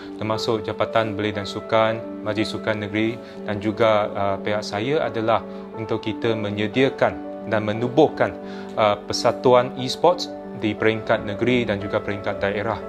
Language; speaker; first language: Malay; non-native, local second language; Chinese